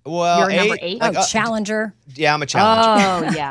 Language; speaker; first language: English; native; English